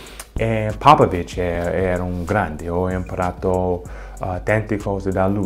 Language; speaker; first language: Italian; non-native, fluent; English